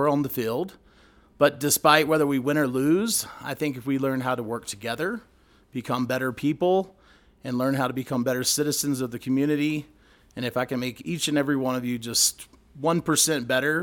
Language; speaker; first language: English; native; English